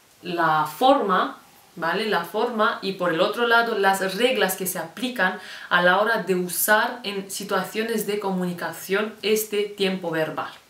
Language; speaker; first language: Spanish; non-native, fluent; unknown